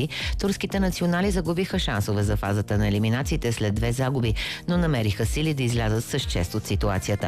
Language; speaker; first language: Bulgarian; native; Bulgarian